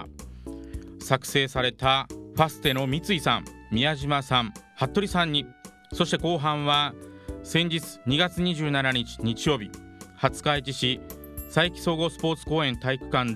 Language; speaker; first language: Japanese; native; Japanese